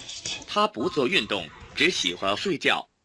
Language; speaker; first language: Chinese; non-native, learner; Mongolian